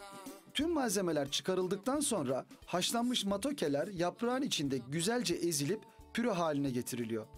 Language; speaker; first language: Turkish; native; Turkish